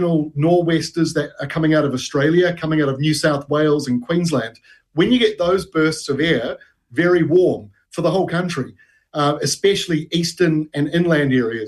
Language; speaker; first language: English; native; English